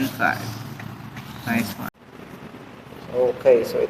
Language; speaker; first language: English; non-native, local second language; Filipino